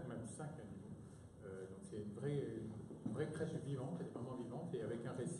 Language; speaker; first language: French; native; French